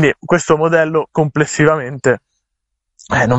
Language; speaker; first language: Italian; native; Italian